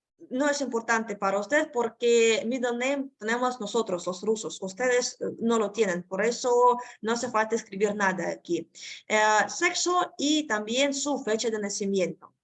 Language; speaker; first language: Spanish; non-native, fluent; Russian